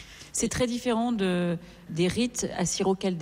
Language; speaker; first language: French; native; French